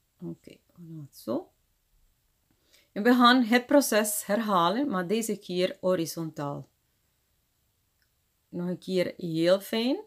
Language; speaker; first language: Dutch; non-native, fluent; Spanish